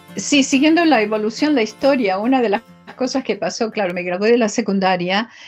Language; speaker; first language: Spanish; native; Spanish